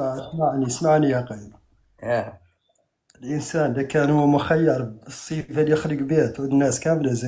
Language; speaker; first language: Arabic; native; Arabic